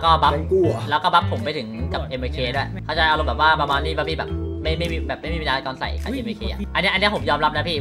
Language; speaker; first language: Thai; native; Thai